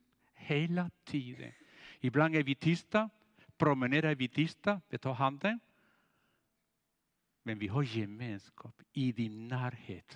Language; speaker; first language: Swedish; non-native, fluent; Spanish